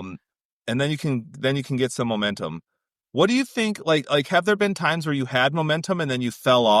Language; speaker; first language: English; native; English